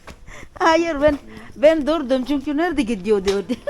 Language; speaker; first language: Turkish; non-native, learner; Filipino